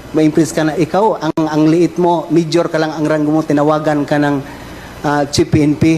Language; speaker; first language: Filipino; non-native, local second language; Cebuano